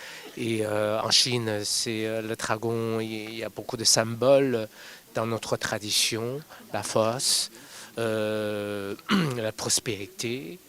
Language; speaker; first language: French; non-native, fluent; Chinese